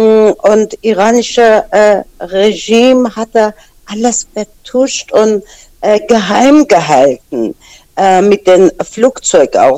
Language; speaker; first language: German; non-native, fluent; Persian